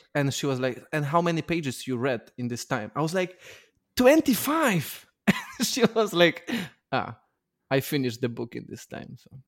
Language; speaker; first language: English; non-native, learner; Polish